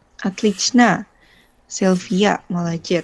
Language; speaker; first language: Russian; non-native, fluent; Indonesian